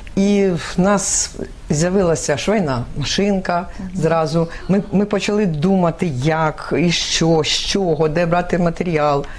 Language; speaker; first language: Ukrainian; native; Ukrainian